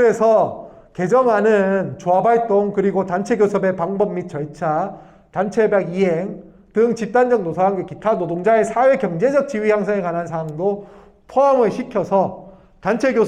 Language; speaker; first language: Korean; native; Korean